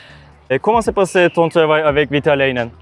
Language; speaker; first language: French; non-native, learner; Turkish